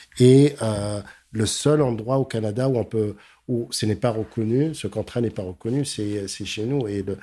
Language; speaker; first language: French; native; French